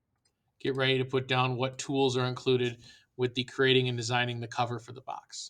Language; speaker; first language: English; native; English